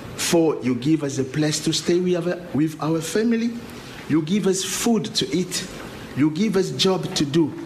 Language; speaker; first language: English; non-native, learner; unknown